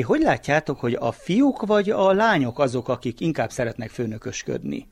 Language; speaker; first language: Hungarian; native; Hungarian